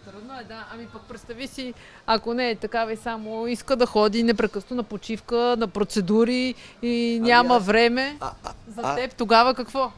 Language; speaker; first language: Bulgarian; native; Bulgarian